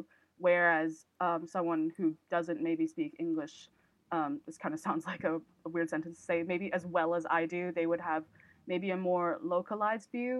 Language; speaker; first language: English; non-native, local second language; Cantonese